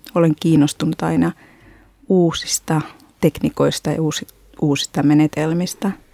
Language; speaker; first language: Finnish; non-native, fluent; Spanish